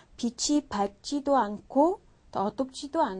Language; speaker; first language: Korean; non-native, fluent; Mongolian